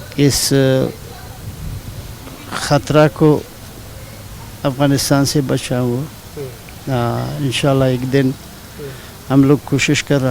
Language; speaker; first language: Hindi; non-native, learner; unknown